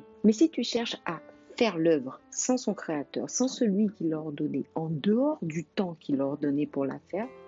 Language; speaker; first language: French; native; French